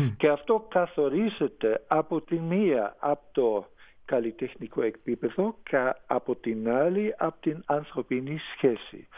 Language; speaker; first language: Greek; non-native, fluent; German